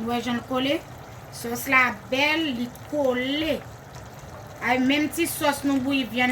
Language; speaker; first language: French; non-native, learner; Haitian Creole